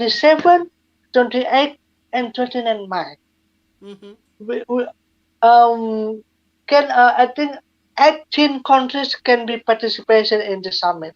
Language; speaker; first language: English; non-native, learner; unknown